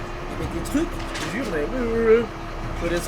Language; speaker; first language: French; native; French